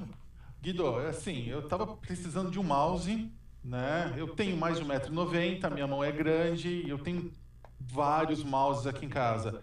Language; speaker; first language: Portuguese; native; Portuguese